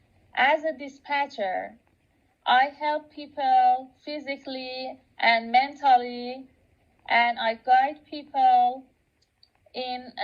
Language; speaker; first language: English; non-native, local second language; Persian